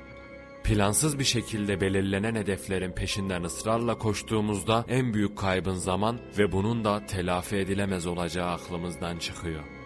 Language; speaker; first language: Turkish; native; Turkish